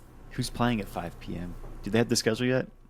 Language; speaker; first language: English; native; English